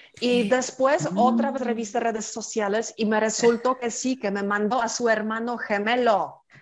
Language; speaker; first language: Spanish; non-native, fluent; Polish